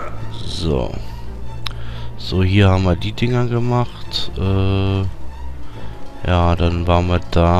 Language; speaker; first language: German; native; German